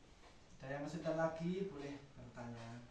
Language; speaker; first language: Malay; non-native, local second language; Javanese